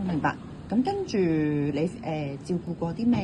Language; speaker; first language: Cantonese; native; Cantonese